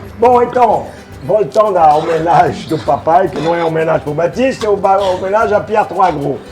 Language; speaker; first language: Portuguese; non-native, fluent; French